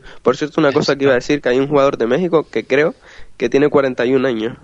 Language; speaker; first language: Spanish; native; Spanish